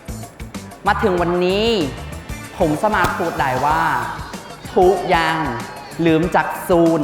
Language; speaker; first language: Thai; non-native, fluent; Khmer